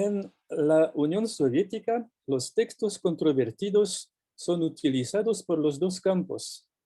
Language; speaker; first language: Spanish; non-native, fluent; French